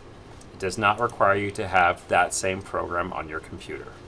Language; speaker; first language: English; native; English